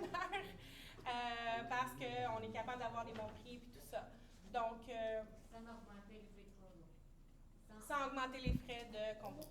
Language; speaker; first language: French; native; French